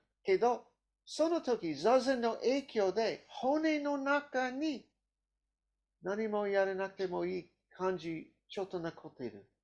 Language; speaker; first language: Japanese; non-native, learner; English